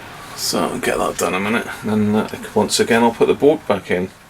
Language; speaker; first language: English; native; English